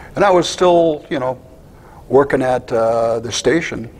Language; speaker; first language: English; native; English